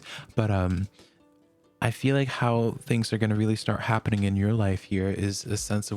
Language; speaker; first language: English; native; English